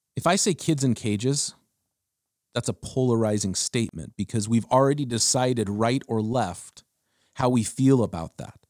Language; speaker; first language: English; early bilingual, other home language; German